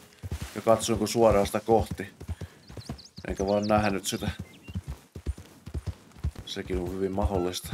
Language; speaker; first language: Finnish; native; Finnish